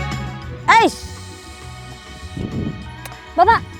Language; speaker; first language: English; non-native, fluent; Indonesian